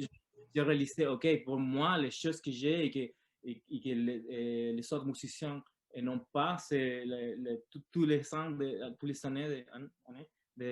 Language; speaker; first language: French; non-native, learner; Spanish